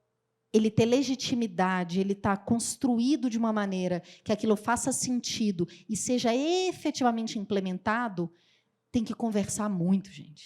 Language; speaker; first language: Portuguese; native; Portuguese